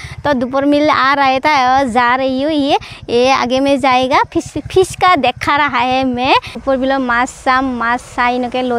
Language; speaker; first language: Hindi; non-native, local second language; Assamese